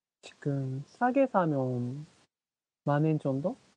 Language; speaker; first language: Korean; non-native, learner; Japanese